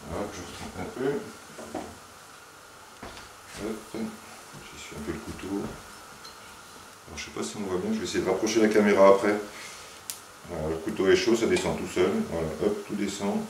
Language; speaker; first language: French; native; French